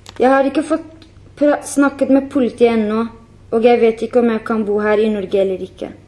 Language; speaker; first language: Norwegian; non-native, fluent; Kurdish